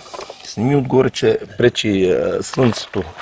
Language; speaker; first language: Bulgarian; native; Bulgarian